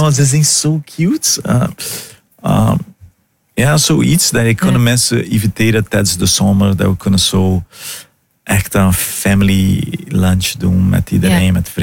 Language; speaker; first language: Dutch; non-native, learner; Portuguese